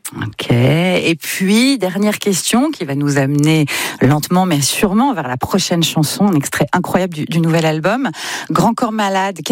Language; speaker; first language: French; native; French